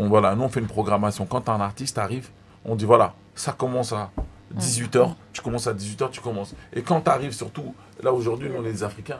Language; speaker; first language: French; early bilingual, other home language; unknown